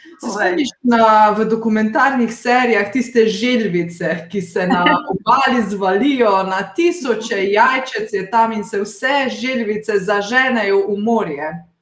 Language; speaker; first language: Slovenian; native; Slovenian